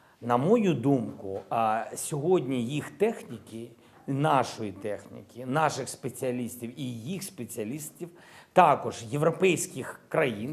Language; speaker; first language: Ukrainian; non-native, local second language; Russian